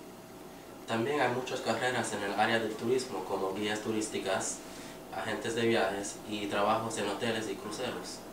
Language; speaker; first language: Spanish; non-native, fluent; English